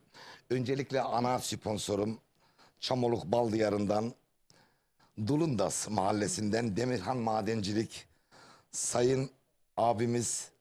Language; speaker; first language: Turkish; native; Turkish